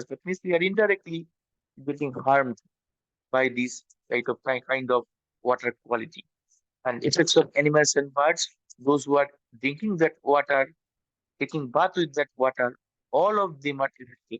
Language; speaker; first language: English; non-native, local second language; Bangla